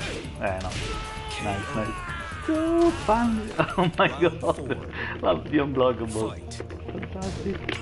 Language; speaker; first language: English; non-native, learner; Italian